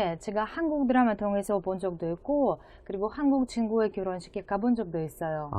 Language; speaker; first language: Korean; non-native, fluent; Russian